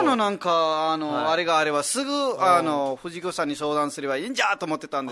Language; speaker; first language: Japanese; non-native, fluent; Nepali